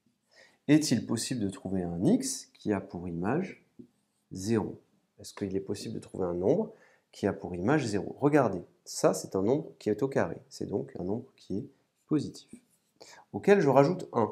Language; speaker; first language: French; native; French